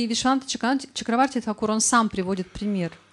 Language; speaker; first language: Russian; native; Russian